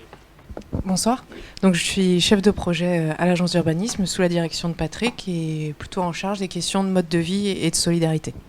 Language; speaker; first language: French; native; French